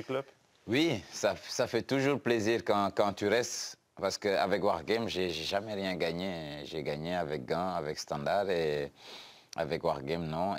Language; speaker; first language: French; non-native, local second language; Wolof